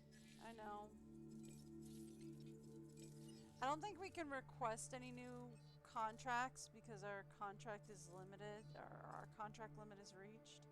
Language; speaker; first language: English; native; English